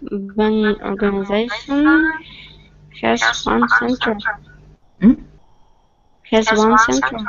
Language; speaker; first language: English; non-native, learner; Russian